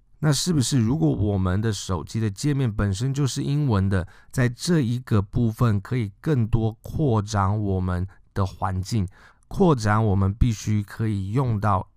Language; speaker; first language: Chinese; native; Chinese